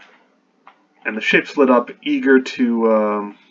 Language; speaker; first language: English; native; English